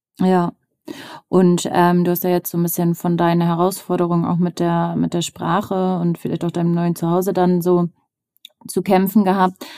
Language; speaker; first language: German; native; German